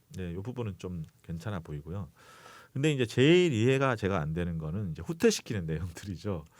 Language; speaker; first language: Korean; native; Korean